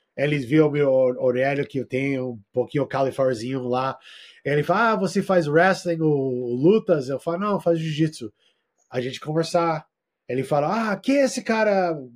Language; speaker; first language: Portuguese; non-native, learner; English